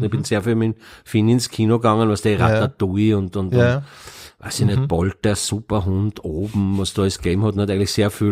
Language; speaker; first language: German; native; German